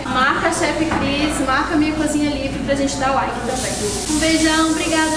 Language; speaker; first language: Portuguese; native; Portuguese